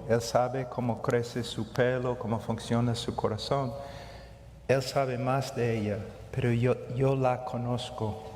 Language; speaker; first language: Spanish; non-native, fluent; English